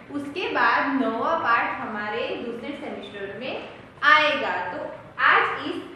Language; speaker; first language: Hindi; non-native, local second language; Gujarati